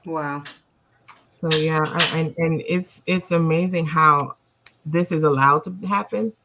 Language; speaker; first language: English; native; English